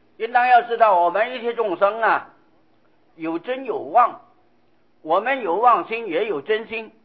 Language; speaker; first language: Chinese; non-native, local second language; Hakka Chinese